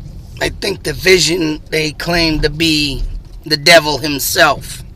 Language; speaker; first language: English; native; English